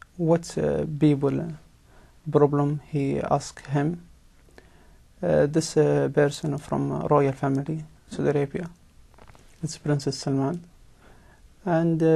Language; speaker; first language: English; non-native, learner; Arabic